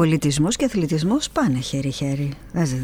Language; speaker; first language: Greek; native; Greek